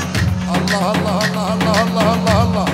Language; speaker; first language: Arabic; native; Arabic